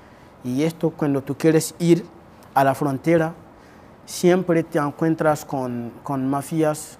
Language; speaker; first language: Spanish; non-native, fluent; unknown